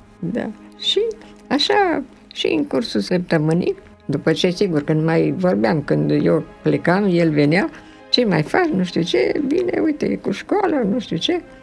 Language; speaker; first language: Romanian; early bilingual, other home language; French